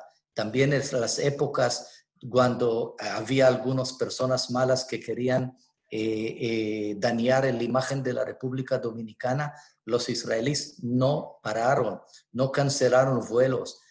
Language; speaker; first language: Spanish; non-native, fluent; Hebrew